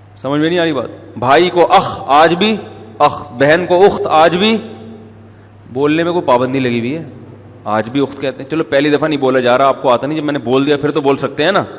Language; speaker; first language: Urdu; native; Urdu